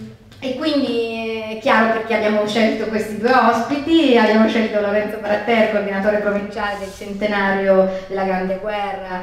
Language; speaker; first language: Italian; native; Italian